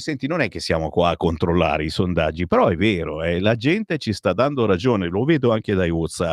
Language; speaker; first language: Italian; native; Italian